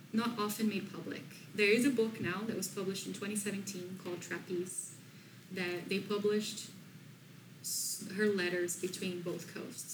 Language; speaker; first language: English; non-native, fluent; Portuguese